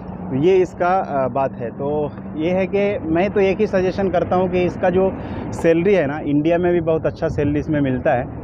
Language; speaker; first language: Hindi; native; Hindi